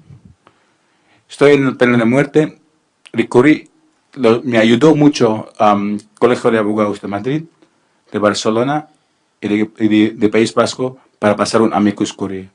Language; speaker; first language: Spanish; non-native, learner; Filipino